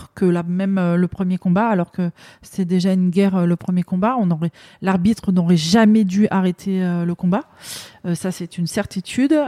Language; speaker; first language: French; native; French